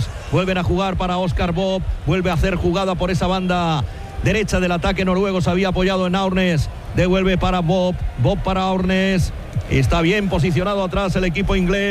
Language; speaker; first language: Spanish; native; Spanish